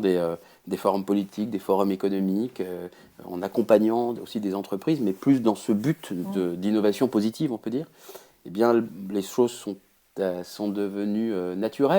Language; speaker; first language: French; native; French